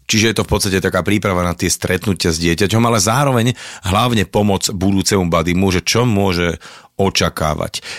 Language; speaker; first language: Slovak; native; Slovak